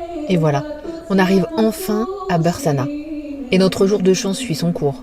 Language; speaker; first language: French; native; French